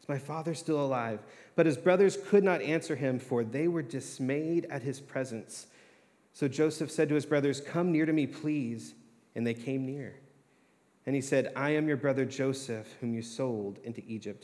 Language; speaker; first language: English; native; English